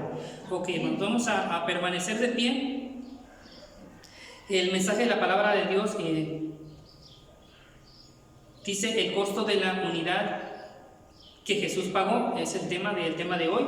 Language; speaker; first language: Spanish; native; Spanish